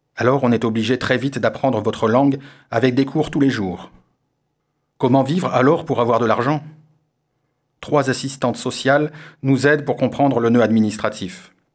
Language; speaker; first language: French; non-native, learner; Armenian